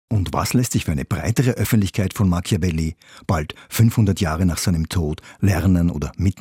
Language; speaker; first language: German; native; German